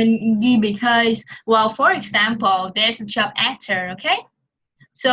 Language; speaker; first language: English; non-native, fluent; Vietnamese